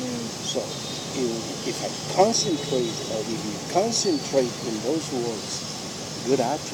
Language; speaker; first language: English; non-native, fluent; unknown